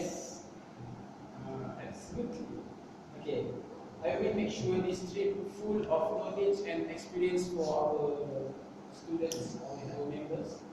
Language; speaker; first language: English; non-native, learner; Malay